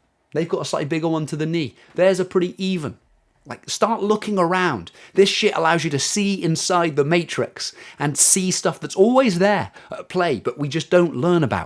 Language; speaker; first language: English; native; English